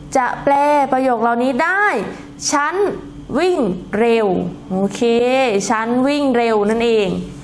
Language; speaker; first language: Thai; non-native, local second language; Northern Khmer